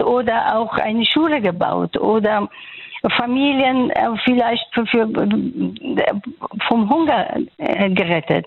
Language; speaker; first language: German; non-native, fluent; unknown